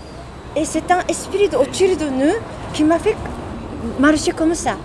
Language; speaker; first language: French; non-native, learner; Japanese